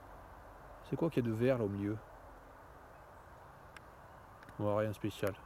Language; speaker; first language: French; native; French